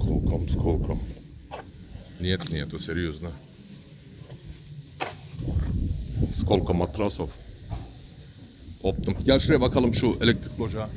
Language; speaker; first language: Russian; non-native, learner; Turkish